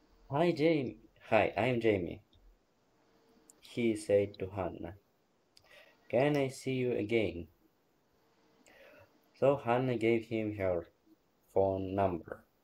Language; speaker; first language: English; non-native, learner; Ukrainian